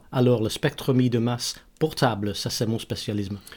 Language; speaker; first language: French; non-native, fluent; English